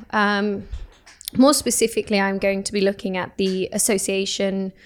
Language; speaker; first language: English; native; English